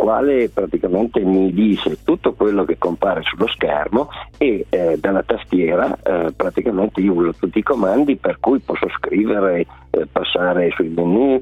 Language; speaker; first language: Italian; native; Italian